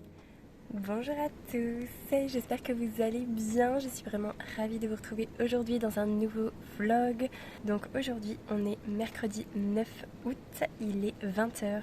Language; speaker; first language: French; native; French